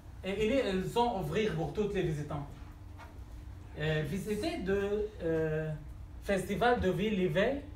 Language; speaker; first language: French; non-native, learner; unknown